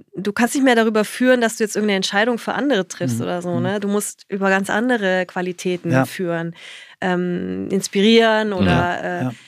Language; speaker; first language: German; early bilingual, other home language; Japanese